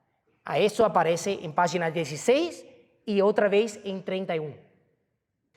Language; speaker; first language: Portuguese; non-native, fluent; Chinese